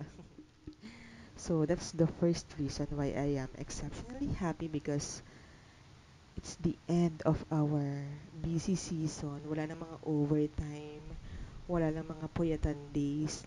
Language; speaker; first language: English; non-native, local second language; Filipino